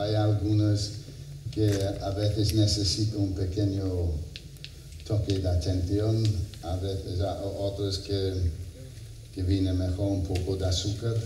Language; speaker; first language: Spanish; non-native, fluent; English